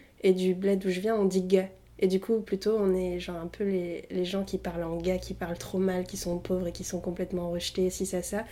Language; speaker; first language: French; early bilingual, other home language; Arabic